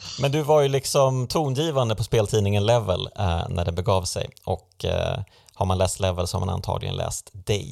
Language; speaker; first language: Swedish; native; Swedish